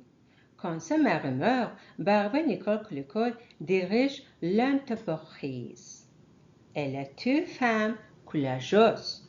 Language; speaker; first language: French; non-native, learner; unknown